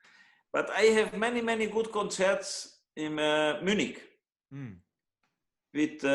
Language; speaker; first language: English; non-native, learner; Hungarian